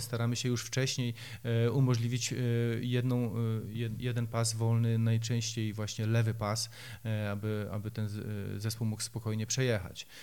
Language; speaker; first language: Polish; native; Polish